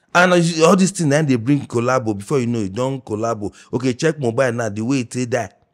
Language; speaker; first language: Nigerian Pidgin; non-native, local second language; Yoruba